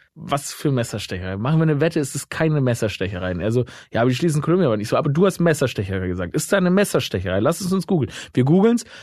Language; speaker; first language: German; native; German